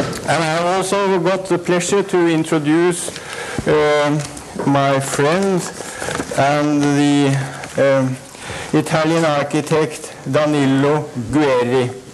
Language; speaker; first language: English; non-native, fluent; Norwegian